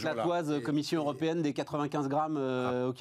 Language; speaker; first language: French; native; French